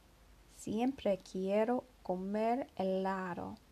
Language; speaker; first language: Spanish; non-native, learner; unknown